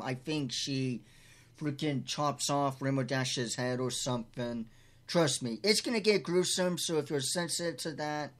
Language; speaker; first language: English; native; English